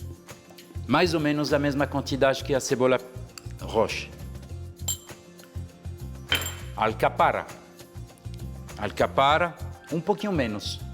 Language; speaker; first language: Portuguese; non-native, fluent; French